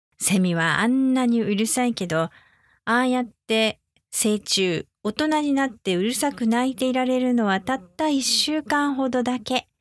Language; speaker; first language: Japanese; native; Japanese